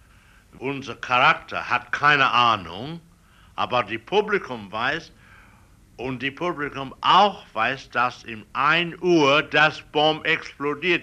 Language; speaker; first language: German; non-native, learner; English